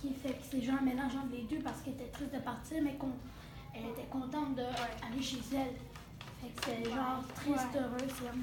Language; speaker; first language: French; native; French